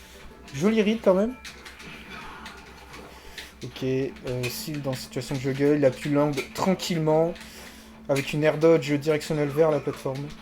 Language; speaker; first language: French; native; French